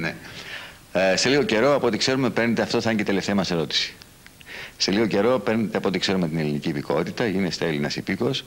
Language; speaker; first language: Greek; native; Greek